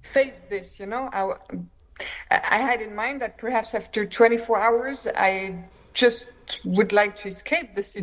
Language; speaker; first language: English; non-native, fluent; French